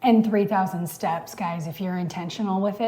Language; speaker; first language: English; native; English